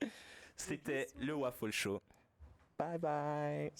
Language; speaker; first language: French; native; French